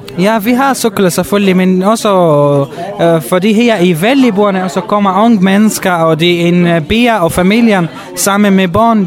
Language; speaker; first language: Danish; non-native, learner; Arabic